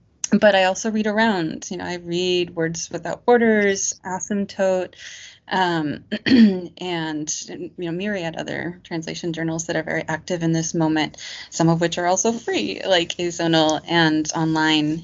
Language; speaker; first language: English; native; English